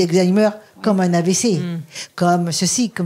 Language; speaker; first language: French; native; French